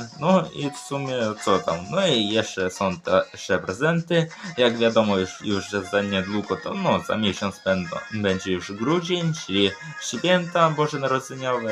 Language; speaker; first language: Polish; early bilingual, other home language; Ukrainian